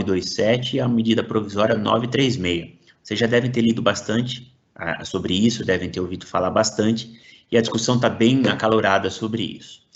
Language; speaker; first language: Portuguese; native; Portuguese